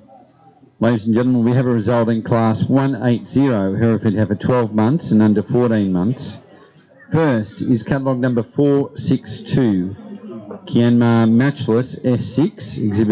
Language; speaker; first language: English; native; English